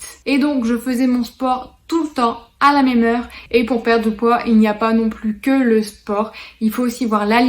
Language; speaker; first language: French; native; French